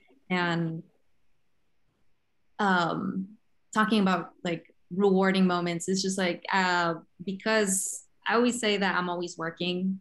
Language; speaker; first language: English; early bilingual, other home language; Spanish